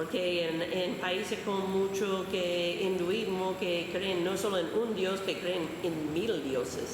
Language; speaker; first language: Spanish; non-native, fluent; English